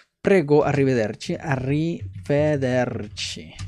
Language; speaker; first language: Italian; non-native, learner; Spanish